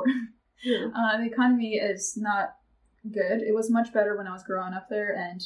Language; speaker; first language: English; non-native, fluent; Russian